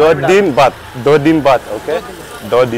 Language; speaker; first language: Hindi; non-native, learner; Arabic